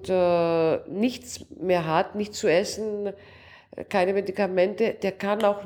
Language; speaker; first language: German; non-native, local second language; Greek